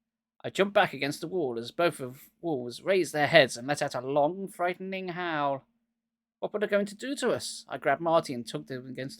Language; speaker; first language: English; native; English